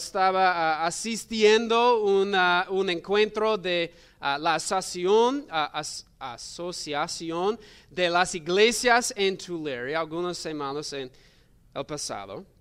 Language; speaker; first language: Spanish; non-native, learner; English